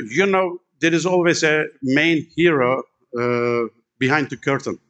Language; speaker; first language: English; non-native, fluent; Turkish